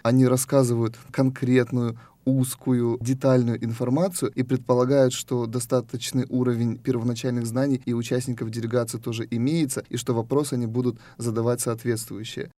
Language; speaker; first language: Russian; native; Russian